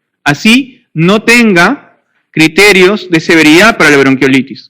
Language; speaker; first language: Spanish; native; Spanish